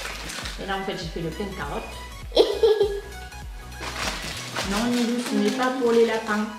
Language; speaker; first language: French; native; French